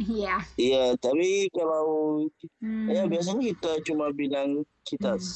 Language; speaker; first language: Indonesian; non-native, fluent; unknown